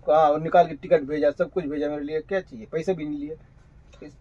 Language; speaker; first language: Hindi; native; Hindi